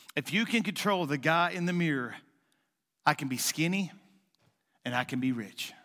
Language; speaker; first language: English; native; English